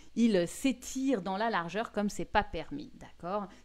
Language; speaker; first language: French; native; French